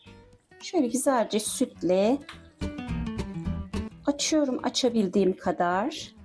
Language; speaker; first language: Turkish; native; Turkish